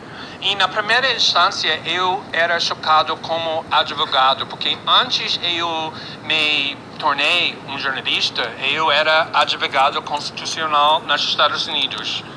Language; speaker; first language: Portuguese; non-native, fluent; English